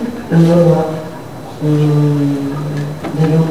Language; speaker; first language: French; non-native, learner; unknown